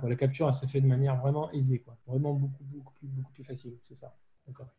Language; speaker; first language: French; native; French